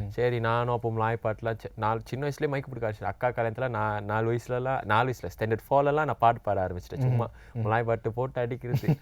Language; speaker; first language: Tamil; non-native, local second language; Malay